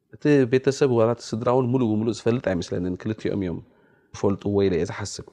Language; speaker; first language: Tigrinya; non-native, local second language; Amharic